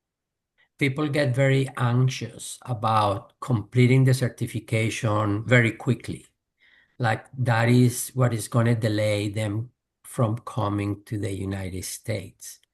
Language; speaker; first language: English; non-native, fluent; Spanish